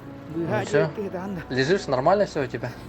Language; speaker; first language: Russian; native; Russian